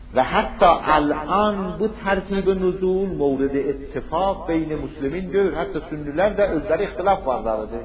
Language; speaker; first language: Persian; non-native, local second language; Azerbaijani